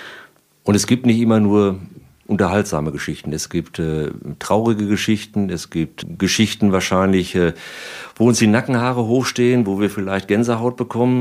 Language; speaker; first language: German; native; German